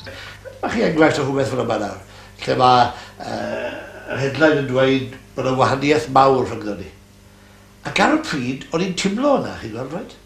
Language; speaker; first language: Welsh; native; Welsh